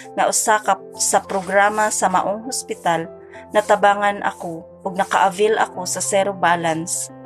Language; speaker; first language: Cebuano; native; Cebuano